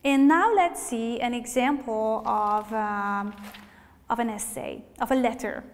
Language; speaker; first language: English; non-native, fluent; Hungarian